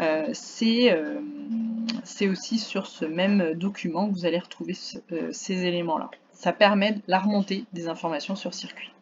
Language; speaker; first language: French; native; French